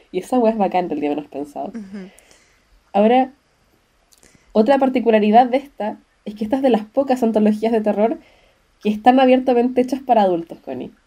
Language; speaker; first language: Spanish; native; Spanish